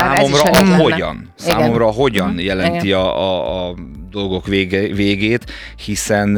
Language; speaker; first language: Hungarian; native; Hungarian